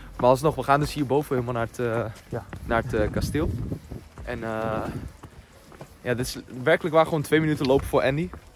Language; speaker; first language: Dutch; native; Dutch